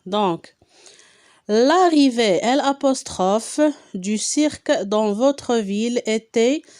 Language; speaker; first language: French; non-native, local second language; Arabic